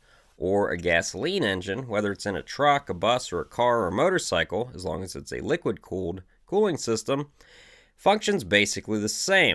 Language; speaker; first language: English; native; English